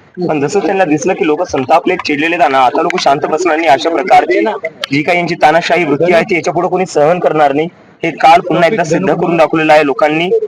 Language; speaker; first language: Marathi; native; Marathi